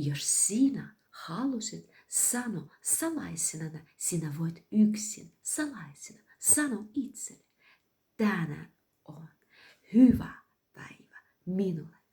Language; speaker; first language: Finnish; non-native, fluent; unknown